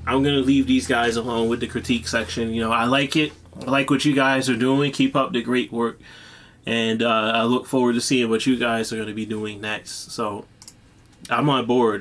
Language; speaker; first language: English; native; English